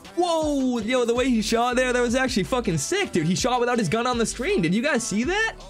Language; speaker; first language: English; native; English